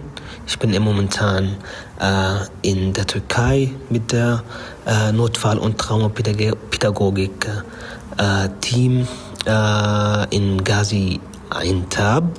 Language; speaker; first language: German; non-native, learner; Arabic